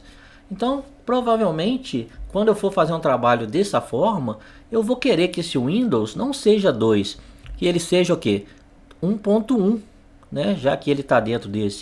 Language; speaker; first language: Portuguese; native; Portuguese